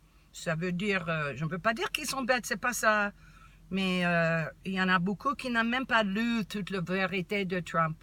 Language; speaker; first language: French; non-native, learner; English